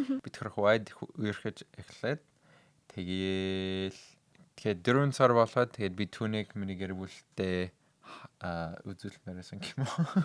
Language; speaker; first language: Mongolian; non-native, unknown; English